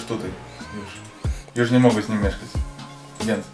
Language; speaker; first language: Polish; non-native, fluent; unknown